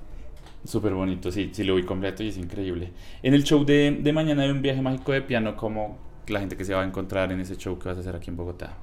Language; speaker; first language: Spanish; native; Spanish